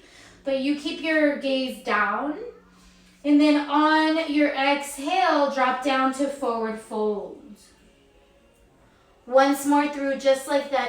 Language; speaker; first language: English; native; English